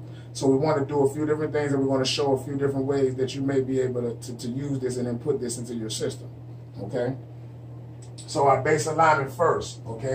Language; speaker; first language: English; native; English